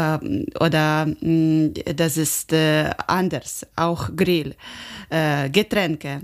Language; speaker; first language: German; non-native, learner; Ukrainian